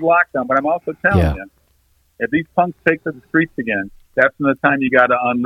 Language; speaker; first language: English; native; English